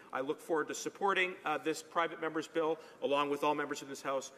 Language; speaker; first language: English; native; English